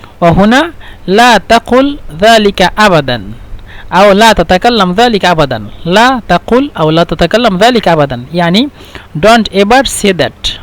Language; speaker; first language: Egyptian Arabic; non-native, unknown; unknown